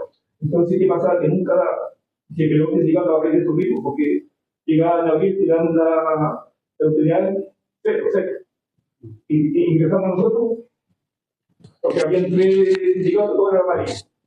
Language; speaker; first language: Spanish; native; Spanish